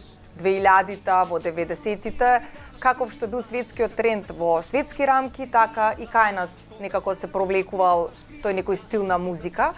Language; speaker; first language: Macedonian; native; Macedonian